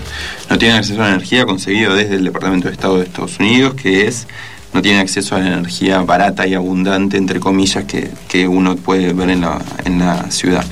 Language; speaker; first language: Spanish; native; Spanish